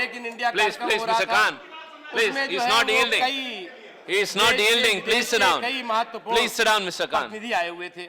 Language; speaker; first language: Hindi; native; Hindi